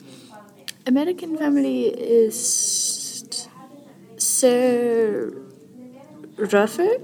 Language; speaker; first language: German; non-native, learner; English